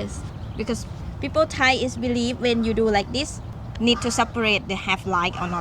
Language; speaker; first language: English; non-native, learner; Thai